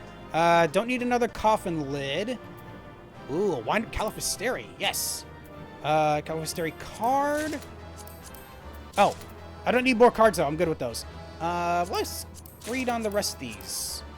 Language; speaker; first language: English; native; English